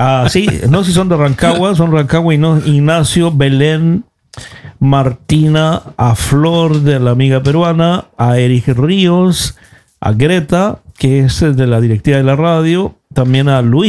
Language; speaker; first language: Spanish; native; Spanish